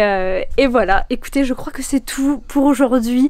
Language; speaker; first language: French; native; French